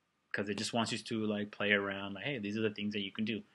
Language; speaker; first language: English; early bilingual, other home language; Spanish